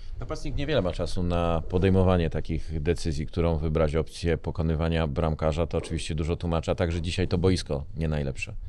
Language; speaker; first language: Polish; native; Polish